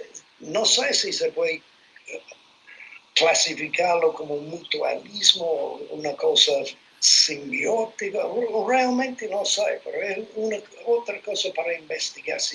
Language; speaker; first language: Spanish; non-native, fluent; English